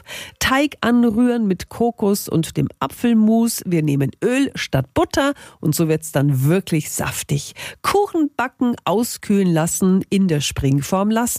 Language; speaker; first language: German; native; German